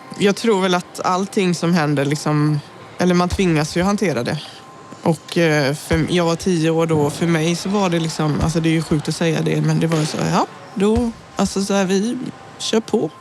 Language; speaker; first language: Swedish; native; Swedish